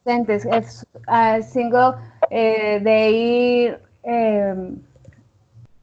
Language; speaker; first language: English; non-native, learner; Spanish